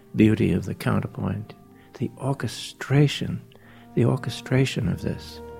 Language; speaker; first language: English; native; English